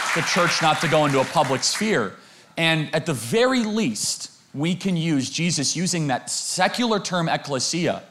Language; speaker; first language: English; native; English